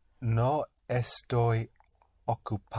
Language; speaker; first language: Spanish; non-native, learner; English